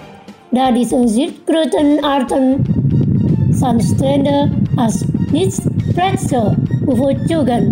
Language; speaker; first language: German; non-native, fluent; Indonesian